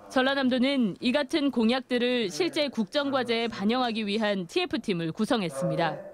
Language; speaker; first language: Korean; native; Korean